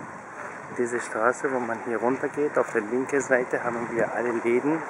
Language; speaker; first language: German; early bilingual, other home language; Turkish